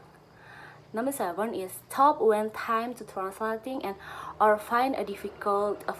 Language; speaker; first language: English; non-native, learner; Indonesian